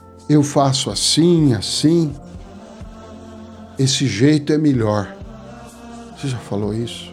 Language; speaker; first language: Portuguese; native; Portuguese